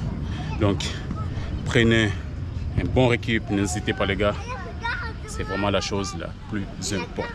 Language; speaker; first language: French; native; French